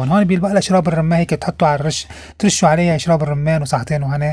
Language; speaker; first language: Arabic; native; Arabic